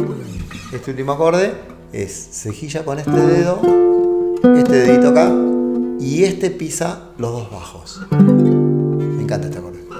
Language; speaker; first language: Spanish; native; Spanish